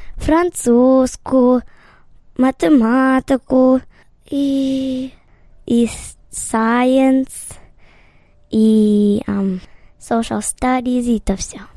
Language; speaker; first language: Ukrainian; native; Ukrainian